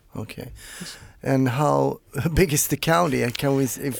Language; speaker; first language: English; non-native, fluent; Swedish